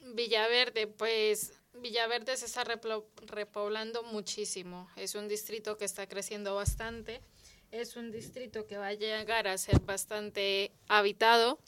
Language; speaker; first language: Spanish; native; Spanish